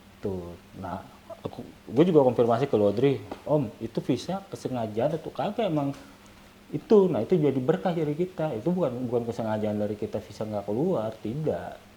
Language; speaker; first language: Indonesian; native; Indonesian